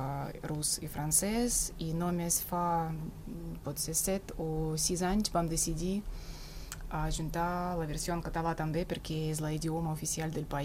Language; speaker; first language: Catalan; non-native, fluent; Russian